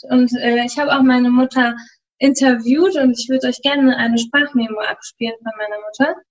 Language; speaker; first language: German; early bilingual, other home language; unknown